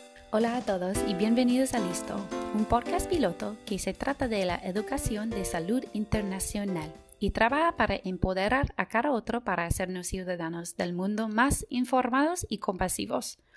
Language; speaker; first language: Spanish; non-native, fluent; English